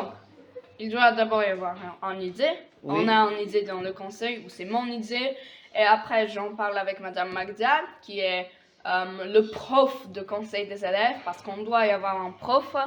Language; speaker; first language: French; non-native, fluent; Polish